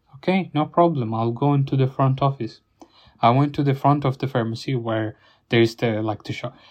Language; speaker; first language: English; non-native, fluent; Italian